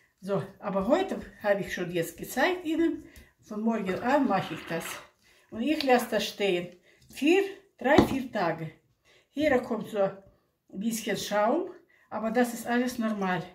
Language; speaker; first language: German; non-native, local second language; Russian